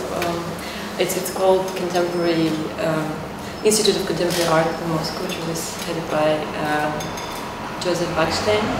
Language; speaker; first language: English; non-native, fluent; Russian